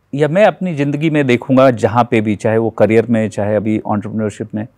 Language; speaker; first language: Hindi; native; Hindi